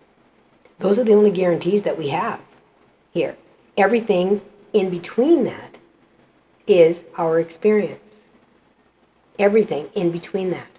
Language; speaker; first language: English; native; English